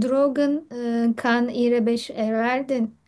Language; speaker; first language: German; non-native, learner; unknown